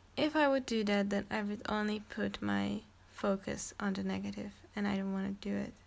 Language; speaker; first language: English; non-native, fluent; Czech